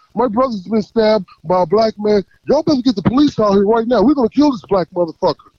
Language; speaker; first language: English; native; English